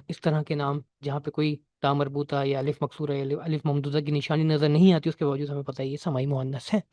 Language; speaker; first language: Urdu; native; Urdu